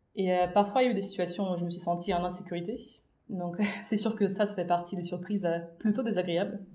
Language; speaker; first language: French; non-native, fluent; Russian